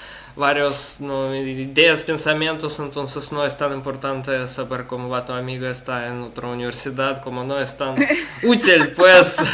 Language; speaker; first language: Spanish; non-native, learner; Russian